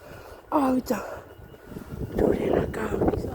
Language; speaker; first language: Finnish; non-native, learner; Burmese